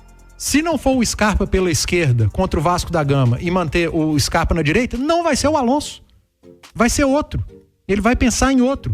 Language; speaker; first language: Portuguese; native; Portuguese